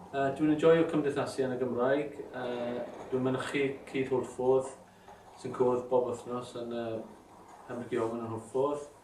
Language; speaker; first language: Welsh; non-native, local second language; English